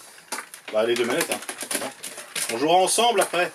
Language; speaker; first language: French; native; French